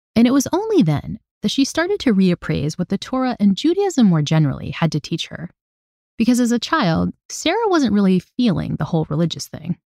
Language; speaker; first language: English; native; English